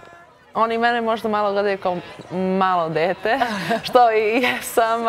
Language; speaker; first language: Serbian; early bilingual, heritage; Serbian